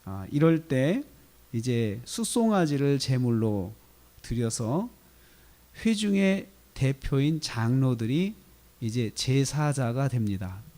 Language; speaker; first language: Korean; native; Korean